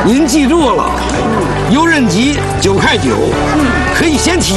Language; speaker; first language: Chinese; native; Chinese